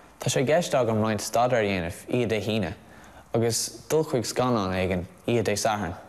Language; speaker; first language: Irish; non-native, local second language; English